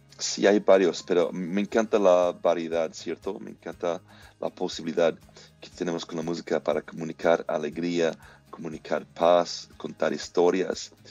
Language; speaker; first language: Spanish; non-native, fluent; English